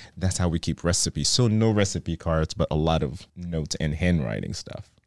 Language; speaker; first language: English; non-native, fluent; Haitian Creole